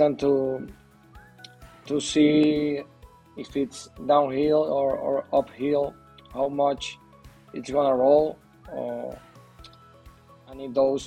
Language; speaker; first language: English; non-native, learner; Spanish